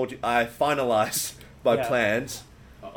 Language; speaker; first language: English; native; English